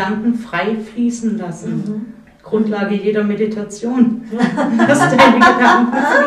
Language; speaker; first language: German; native; German